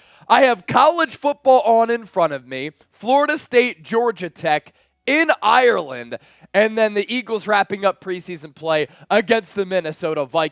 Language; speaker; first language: English; native; English